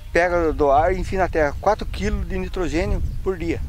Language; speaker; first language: Portuguese; native; Portuguese